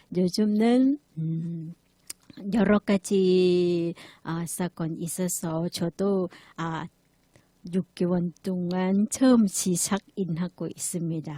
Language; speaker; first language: Korean; non-native, learner; Thai